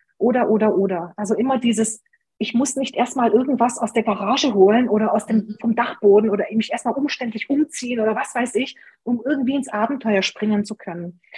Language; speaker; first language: German; early bilingual, other home language; Hungarian